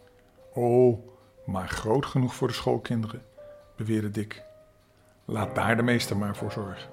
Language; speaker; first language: Dutch; native; Dutch